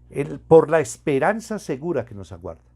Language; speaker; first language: Spanish; native; Spanish